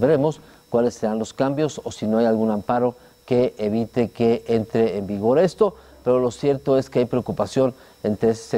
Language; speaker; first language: Spanish; native; Spanish